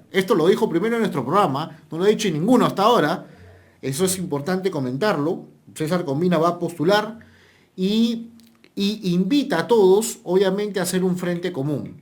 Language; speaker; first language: Spanish; native; Spanish